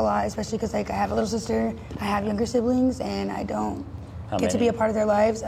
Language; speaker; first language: English; native; English